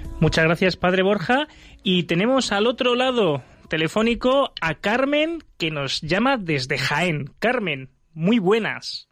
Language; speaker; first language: Spanish; native; Spanish